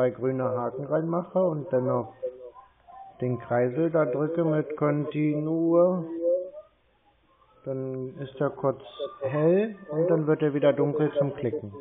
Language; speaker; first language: German; native; German